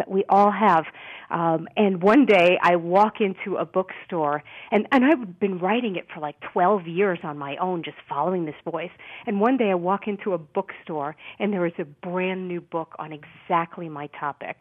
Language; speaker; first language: English; native; English